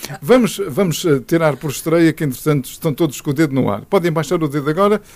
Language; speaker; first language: Portuguese; native; Portuguese